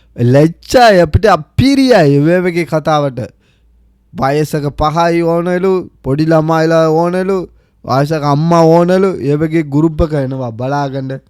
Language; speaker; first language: Sinhala; early bilingual, heritage; Sinhala